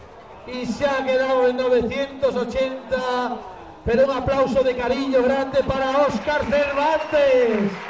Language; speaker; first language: Spanish; native; Spanish